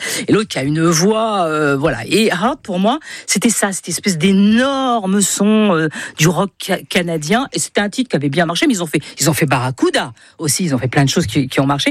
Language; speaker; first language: French; native; French